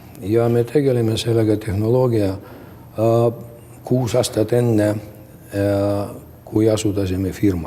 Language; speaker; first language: Estonian; non-native, local second language; Russian